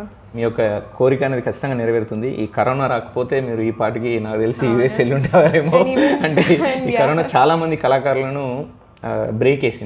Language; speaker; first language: Telugu; native; Telugu